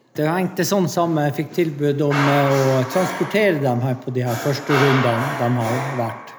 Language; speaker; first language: Norwegian; native; Norwegian